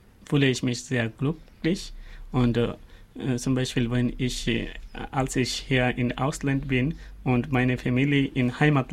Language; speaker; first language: German; non-native, learner; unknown